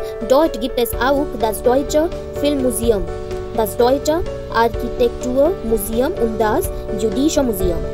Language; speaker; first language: German; non-native, fluent; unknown